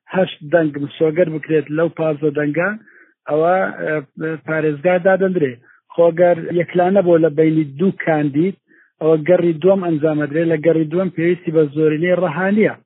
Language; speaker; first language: Central Kurdish; native; Central Kurdish